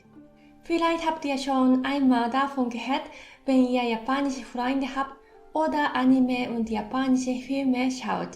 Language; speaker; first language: German; non-native, fluent; Japanese